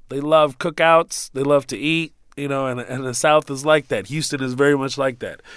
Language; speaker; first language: English; early bilingual, other home language; Arabic